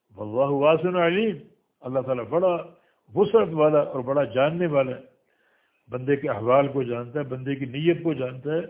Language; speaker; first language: Urdu; native; Urdu